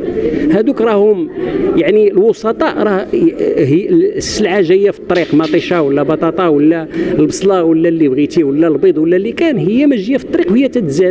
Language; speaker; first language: Arabic; native; Arabic